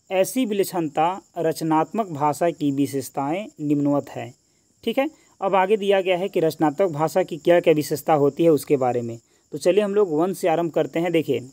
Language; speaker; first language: Hindi; native; Hindi